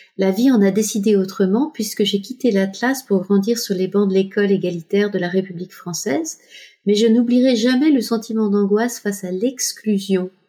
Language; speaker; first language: French; native; French